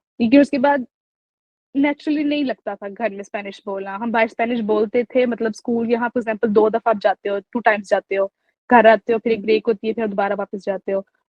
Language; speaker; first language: Urdu; native; Urdu